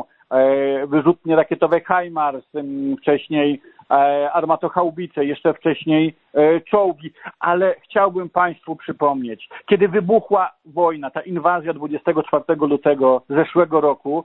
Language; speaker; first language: Polish; native; Polish